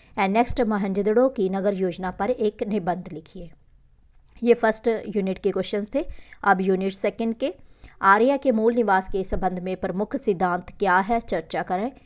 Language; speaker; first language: Hindi; non-native, local second language; Punjabi